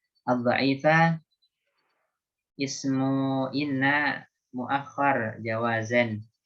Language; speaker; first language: Arabic; non-native, learner; Indonesian